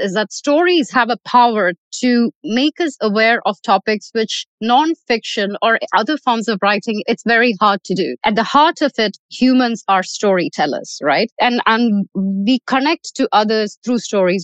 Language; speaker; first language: English; non-native, local second language; Malayalam